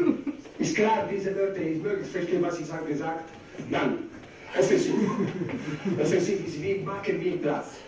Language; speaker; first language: German; non-native, learner; Italian